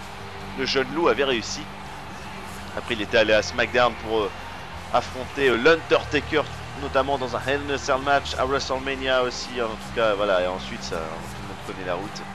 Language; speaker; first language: French; native; French